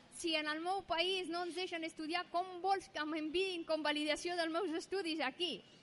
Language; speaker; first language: Catalan; non-native, fluent; Persian